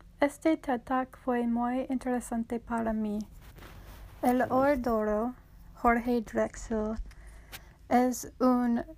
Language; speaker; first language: Spanish; non-native, learner; English